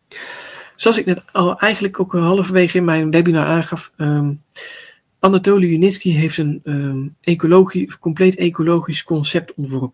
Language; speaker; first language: Dutch; native; Dutch